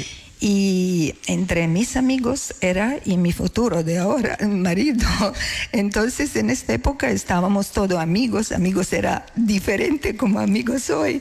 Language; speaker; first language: Spanish; non-native, learner; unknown